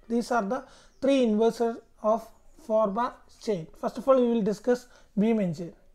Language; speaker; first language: English; non-native, local second language; Malayalam